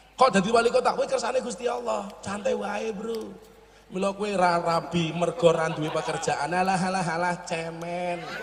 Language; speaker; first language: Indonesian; non-native, local second language; Javanese